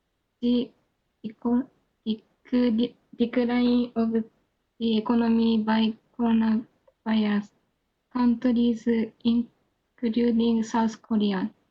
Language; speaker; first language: English; non-native, learner; Japanese